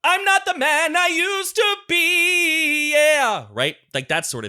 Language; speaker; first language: English; native; English